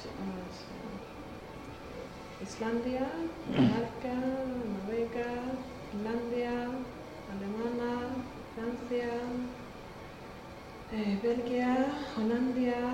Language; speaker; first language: Spanish; non-native, learner; Swedish